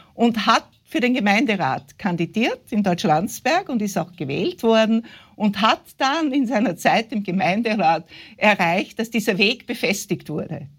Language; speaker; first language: German; native; German